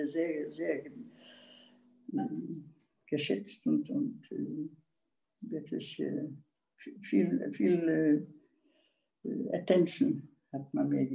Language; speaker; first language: German; non-native, local second language; Czech